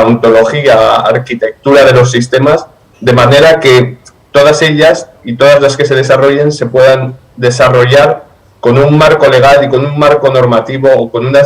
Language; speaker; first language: Spanish; native; Spanish